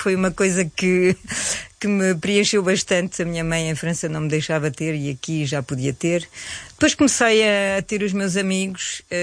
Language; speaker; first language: Portuguese; early bilingual, heritage; Portuguese